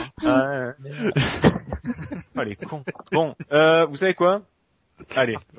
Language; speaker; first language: French; native; French